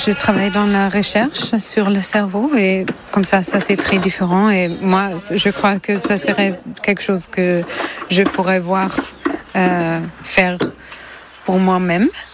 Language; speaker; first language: French; non-native, learner; German